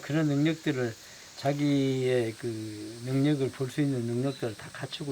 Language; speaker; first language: Korean; native; Korean